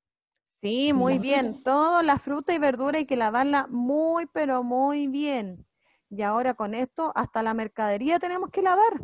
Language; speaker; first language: Spanish; native; Spanish